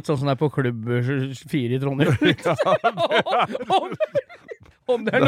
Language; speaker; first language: Norwegian; native; Norwegian